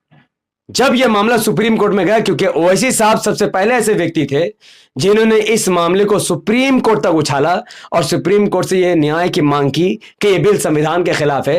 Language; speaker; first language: Hindi; native; Hindi